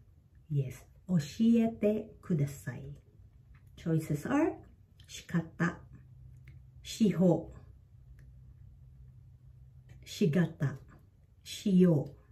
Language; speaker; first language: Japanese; non-native, fluent; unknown